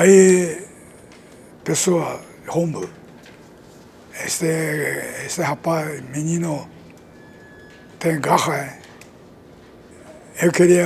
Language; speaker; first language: Portuguese; non-native, learner; Japanese